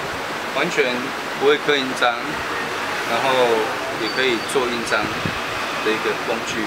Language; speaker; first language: Chinese; native; Chinese